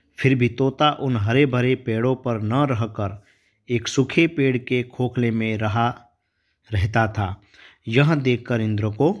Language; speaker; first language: Hindi; non-native, local second language; Gujarati